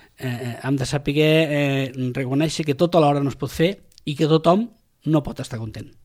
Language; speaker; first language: Catalan; non-native, local second language; Spanish